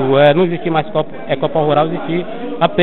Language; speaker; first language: Portuguese; native; Portuguese